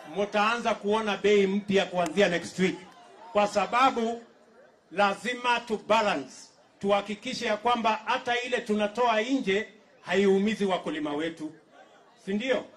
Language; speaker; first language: Swahili; non-native, local second language; Kalenjin